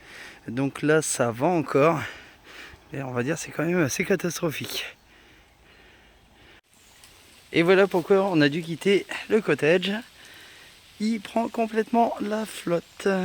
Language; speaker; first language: French; native; French